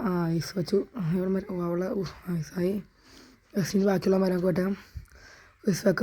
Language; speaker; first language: Malayalam; native; Malayalam